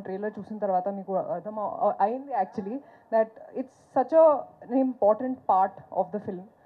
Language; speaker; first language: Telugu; non-native, fluent; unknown